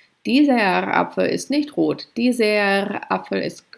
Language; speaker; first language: German; non-native, fluent; English